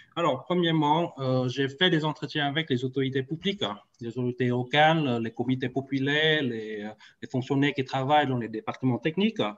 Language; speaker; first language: French; non-native, fluent; Vietnamese